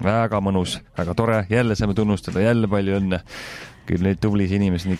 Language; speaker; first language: Estonian; native; Estonian